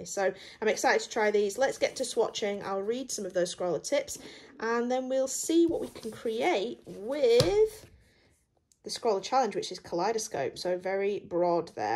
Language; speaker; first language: English; native; English